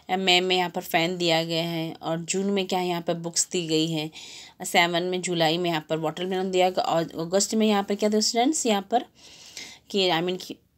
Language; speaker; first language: Hindi; non-native, local second language; Gujarati